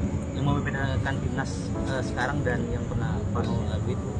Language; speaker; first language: Indonesian; native; Indonesian